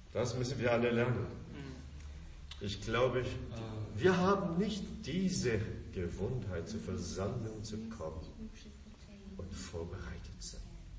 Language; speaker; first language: German; non-native, fluent; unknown